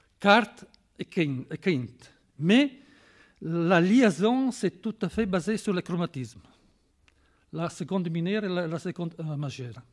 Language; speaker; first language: French; non-native, fluent; Italian